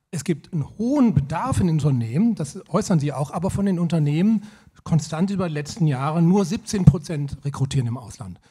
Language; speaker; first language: German; native; German